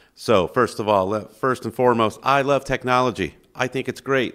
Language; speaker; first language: English; native; English